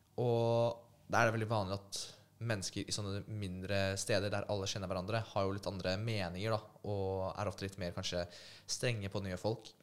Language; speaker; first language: Norwegian; early bilingual, other home language; Polish